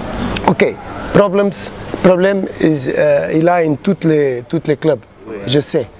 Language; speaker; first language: French; non-native, learner; Portuguese